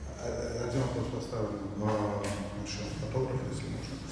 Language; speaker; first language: Russian; non-native, fluent; Georgian